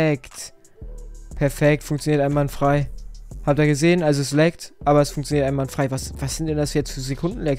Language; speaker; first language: German; native; German